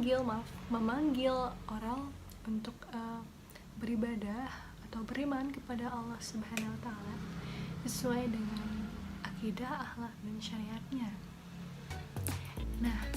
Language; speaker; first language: Indonesian; native; Indonesian